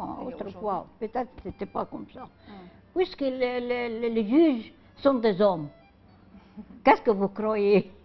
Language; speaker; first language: French; non-native, learner; Arabic